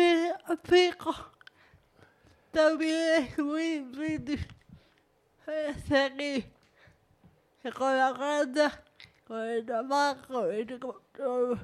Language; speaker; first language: Spanish; non-native, learner; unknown